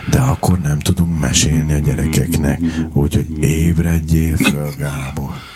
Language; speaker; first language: Hungarian; native; Hungarian